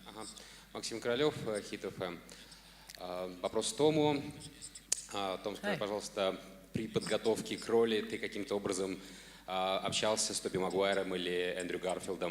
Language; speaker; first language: Russian; native; Russian